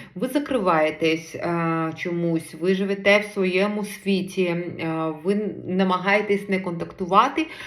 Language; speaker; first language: Ukrainian; non-native, local second language; Russian